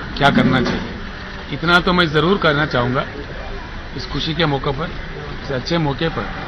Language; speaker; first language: Hindi; non-native, local second language; Telugu